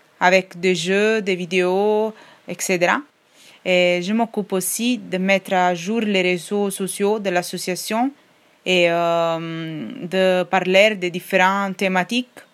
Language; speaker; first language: French; non-native, fluent; Italian